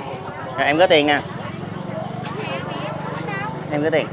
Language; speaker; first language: Vietnamese; native; Vietnamese